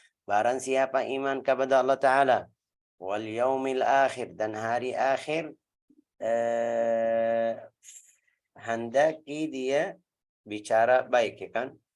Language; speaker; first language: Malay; non-native, learner; Arabic